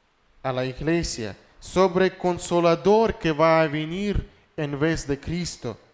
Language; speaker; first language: Spanish; non-native, fluent; Russian